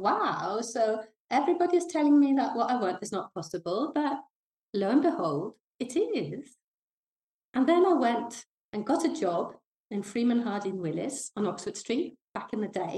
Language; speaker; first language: English; non-native, fluent; Danish